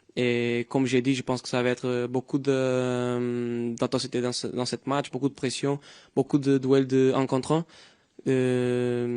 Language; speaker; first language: French; non-native, fluent; Portuguese